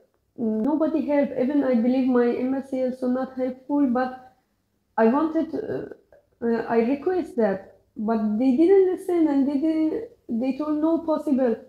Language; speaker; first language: English; non-native, learner; Persian